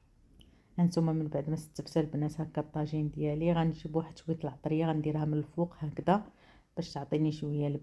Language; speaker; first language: Arabic; native; Arabic